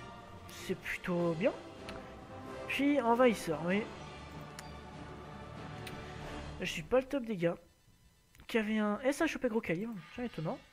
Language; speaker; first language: French; native; French